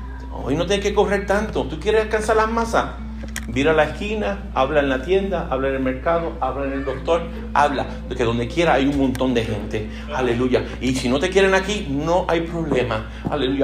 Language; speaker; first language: Spanish; early bilingual, heritage; Spanish